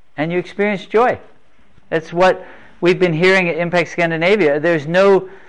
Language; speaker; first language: English; native; English